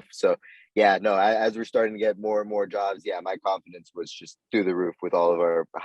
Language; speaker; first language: English; native; English